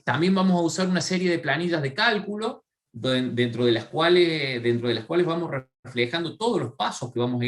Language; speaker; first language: Spanish; native; Spanish